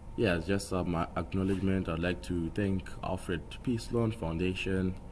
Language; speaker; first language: English; non-native, local second language; Shona